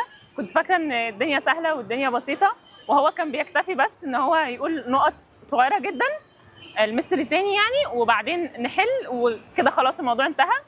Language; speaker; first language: Arabic; native; Arabic